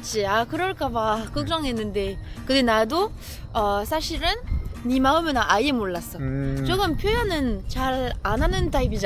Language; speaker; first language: Korean; non-native, fluent; French